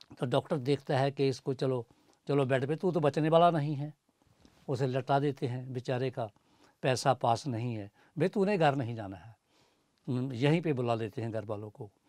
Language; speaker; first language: Hindi; native; Hindi